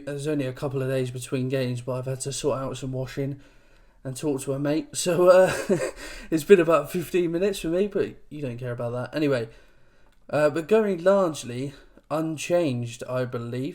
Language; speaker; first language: English; native; English